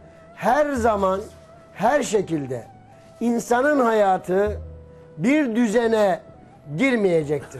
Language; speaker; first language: Turkish; native; Turkish